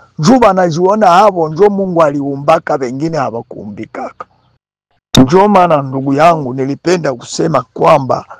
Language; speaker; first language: Swahili; native; Swahili